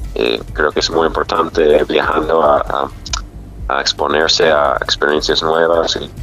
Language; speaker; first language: Spanish; non-native, fluent; English